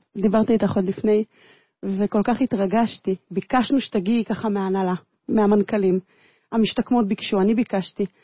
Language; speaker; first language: Hebrew; early bilingual, other home language; Russian